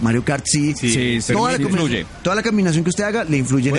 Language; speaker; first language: Spanish; native; Spanish